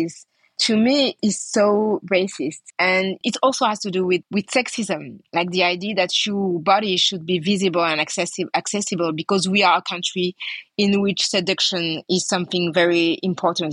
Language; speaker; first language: English; non-native, fluent; French